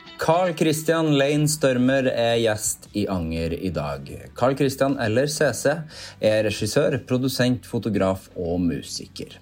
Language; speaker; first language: Norwegian; native; Norwegian